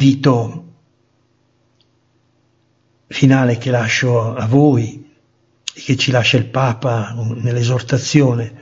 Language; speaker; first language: Italian; native; Italian